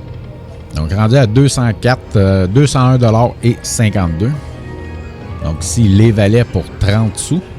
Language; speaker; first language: French; native; French